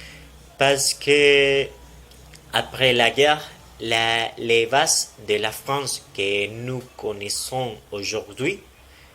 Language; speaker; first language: French; non-native, learner; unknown